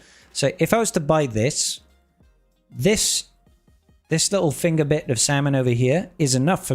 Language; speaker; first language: English; native; English